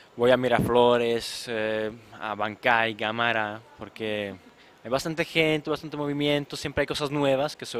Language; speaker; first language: Spanish; non-native, fluent; Czech